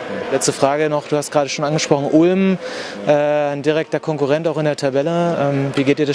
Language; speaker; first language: German; native; German